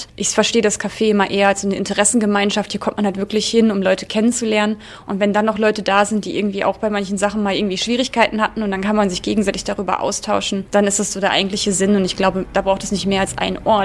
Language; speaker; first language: German; native; German